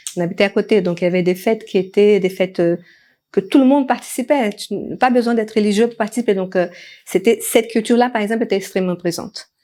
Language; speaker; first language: French; non-native, fluent; Portuguese